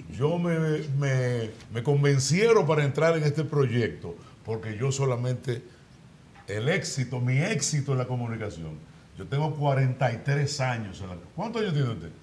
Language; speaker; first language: Spanish; native; Spanish